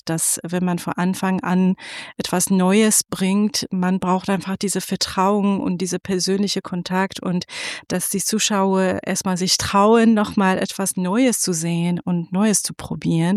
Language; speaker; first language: German; non-native, fluent; Persian